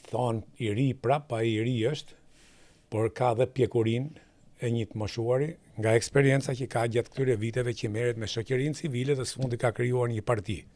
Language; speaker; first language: Albanian; native; Albanian